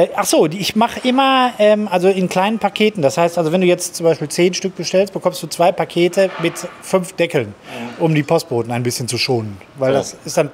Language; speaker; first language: German; native; German